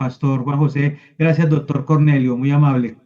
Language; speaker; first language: Spanish; native; Spanish